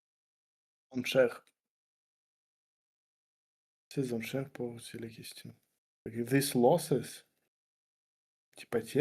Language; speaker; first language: French; non-native, learner; Russian